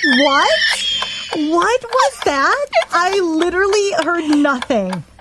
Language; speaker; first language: English; native; English